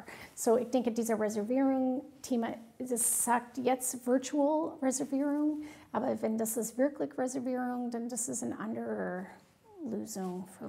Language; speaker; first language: German; non-native, fluent; English